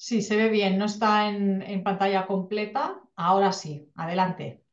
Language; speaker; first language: Spanish; non-native, local second language; Catalan